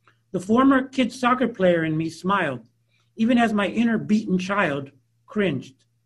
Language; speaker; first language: English; early bilingual, other home language; Spanish